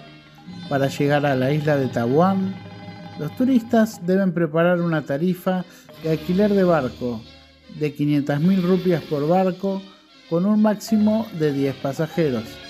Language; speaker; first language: Spanish; non-native, fluent; Indonesian